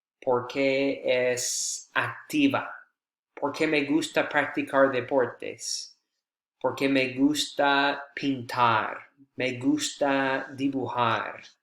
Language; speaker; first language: Spanish; non-native, fluent; English